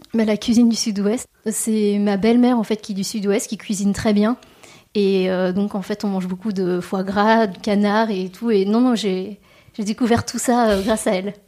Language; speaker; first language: French; native; French